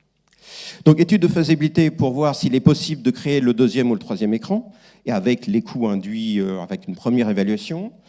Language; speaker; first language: French; native; French